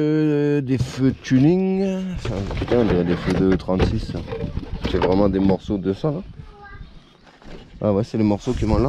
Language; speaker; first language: French; native; French